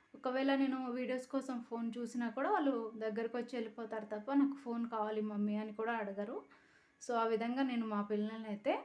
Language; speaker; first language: Telugu; native; Telugu